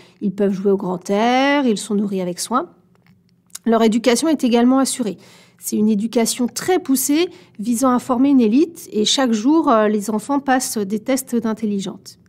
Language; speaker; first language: French; native; French